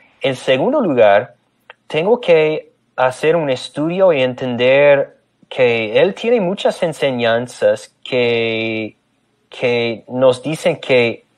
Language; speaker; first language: Spanish; non-native, fluent; English